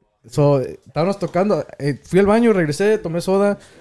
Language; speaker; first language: Spanish; early bilingual, heritage; Spanish